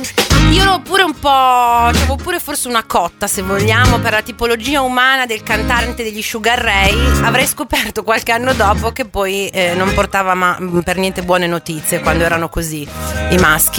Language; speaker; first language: Italian; native; Italian